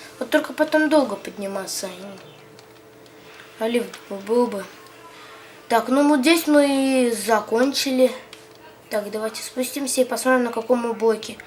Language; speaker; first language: Russian; native; Russian